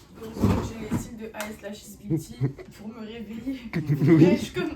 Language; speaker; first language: French; native; French